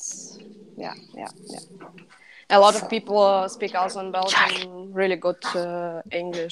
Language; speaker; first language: English; non-native, learner; Russian